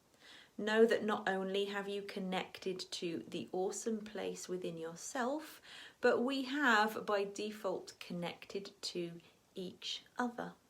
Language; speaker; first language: English; native; English